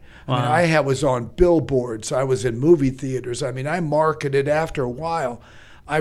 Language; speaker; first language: English; native; English